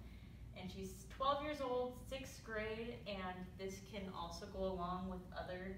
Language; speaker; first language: English; native; English